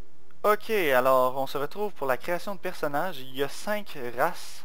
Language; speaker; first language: French; native; French